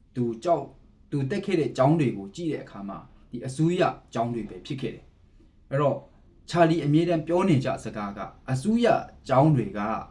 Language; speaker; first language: Burmese; non-native, local second language; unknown